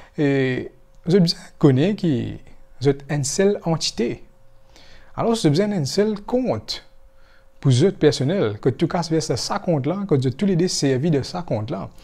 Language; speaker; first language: French; non-native, local second language; Morisyen